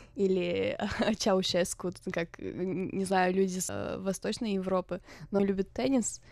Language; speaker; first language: Russian; non-native, fluent; Romanian